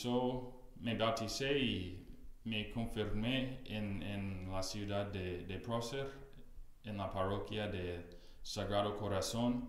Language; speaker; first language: Spanish; non-native, fluent; English